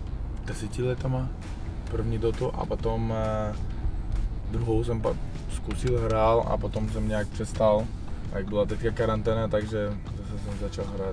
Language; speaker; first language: Czech; non-native, fluent; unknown